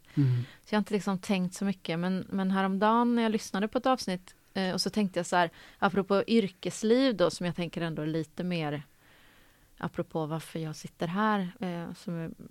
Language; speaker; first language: Swedish; native; Swedish